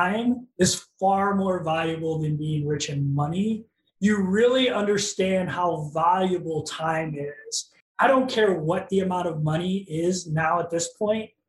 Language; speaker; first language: English; native; English